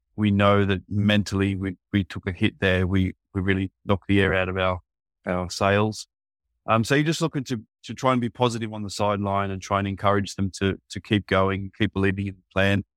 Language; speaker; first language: English; native; English